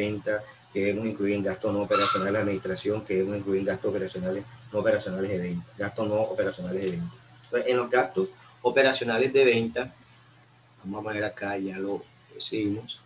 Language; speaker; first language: Spanish; native; Spanish